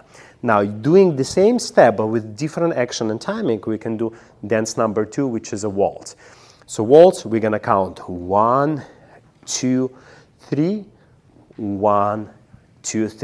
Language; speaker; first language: English; non-native, fluent; Russian